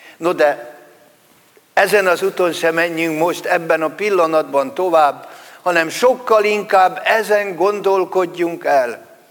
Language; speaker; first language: Hungarian; native; Hungarian